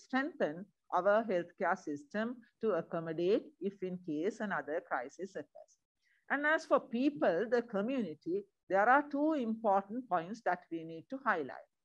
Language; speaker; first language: English; non-native, local second language; Sinhala